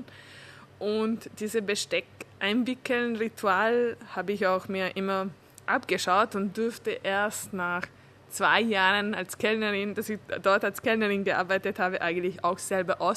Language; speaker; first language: German; early bilingual, heritage; German